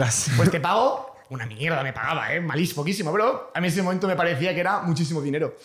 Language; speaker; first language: Spanish; native; Spanish